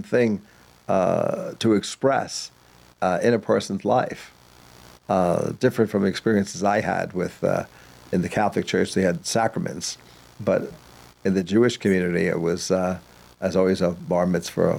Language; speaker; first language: English; native; English